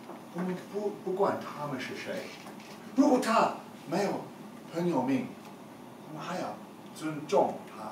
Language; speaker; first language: Chinese; non-native, learner; English